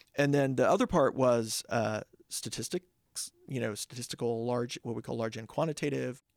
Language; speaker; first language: English; native; English